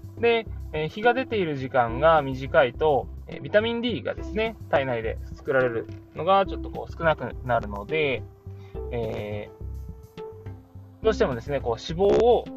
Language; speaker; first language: Japanese; native; Japanese